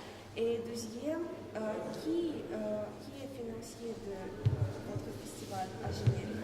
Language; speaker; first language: French; non-native, learner; Russian